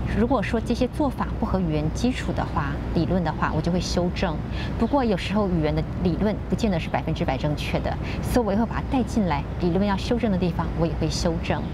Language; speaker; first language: Chinese; native; Chinese